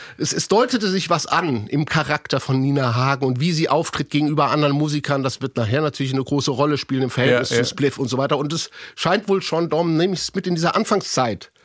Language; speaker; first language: German; native; German